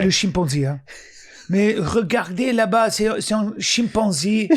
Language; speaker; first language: French; non-native, learner; English